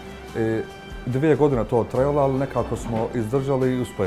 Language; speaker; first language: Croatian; non-native, fluent; Turkish